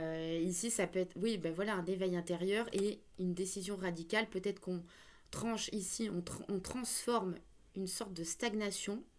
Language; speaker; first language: French; native; French